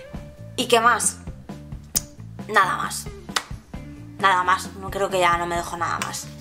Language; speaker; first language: Spanish; native; Spanish